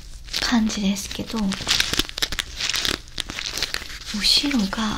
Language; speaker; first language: Japanese; non-native, learner; Korean